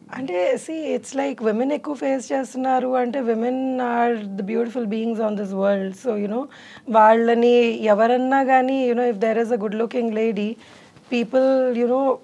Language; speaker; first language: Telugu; native; Telugu